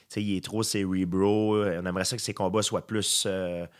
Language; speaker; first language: French; native; French